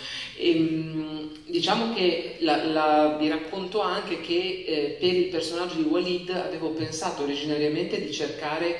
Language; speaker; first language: Italian; native; Italian